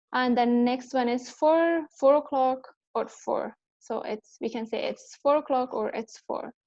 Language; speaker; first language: English; non-native, fluent; Persian